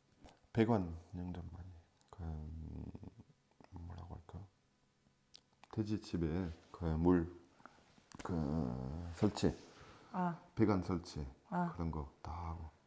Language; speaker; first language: Korean; non-native, fluent; French